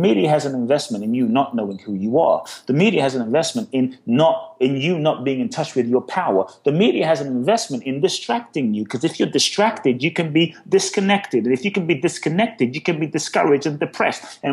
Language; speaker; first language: English; native; English